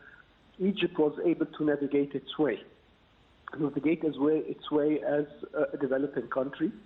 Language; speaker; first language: English; non-native, fluent; Arabic